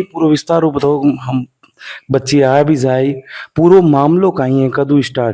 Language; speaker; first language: Hindi; non-native, local second language; Marwari